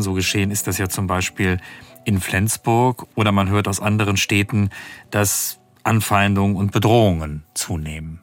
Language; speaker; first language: German; native; German